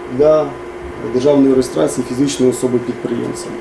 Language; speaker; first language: Ukrainian; non-native, local second language; Russian